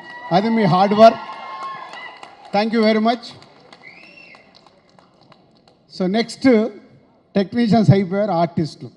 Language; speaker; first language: Telugu; native; Telugu